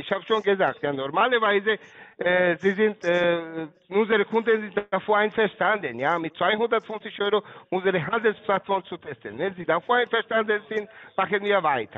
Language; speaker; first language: German; non-native, learner; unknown